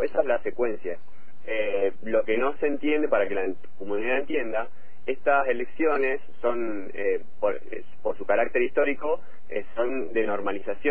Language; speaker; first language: Spanish; native; Spanish